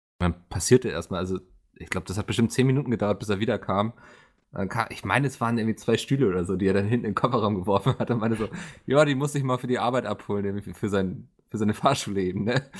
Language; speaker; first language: German; native; German